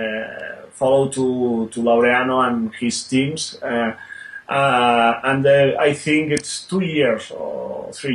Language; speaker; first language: English; non-native, learner; Spanish